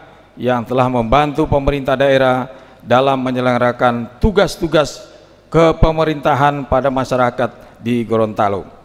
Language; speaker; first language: Indonesian; native; Indonesian